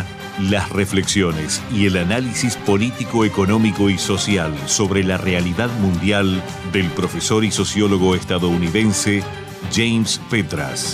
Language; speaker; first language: Spanish; native; Spanish